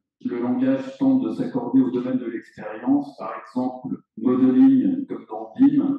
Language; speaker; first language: French; native; French